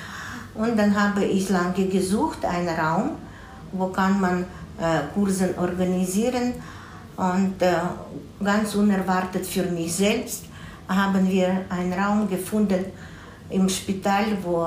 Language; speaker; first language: German; non-native, fluent; Russian